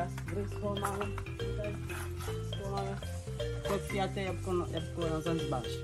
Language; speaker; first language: Polish; non-native, learner; Swahili